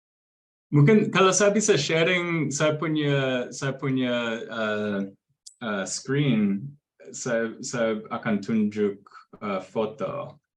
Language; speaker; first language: Indonesian; non-native, fluent; English